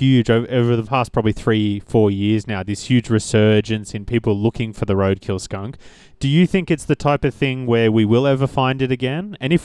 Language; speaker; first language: English; native; English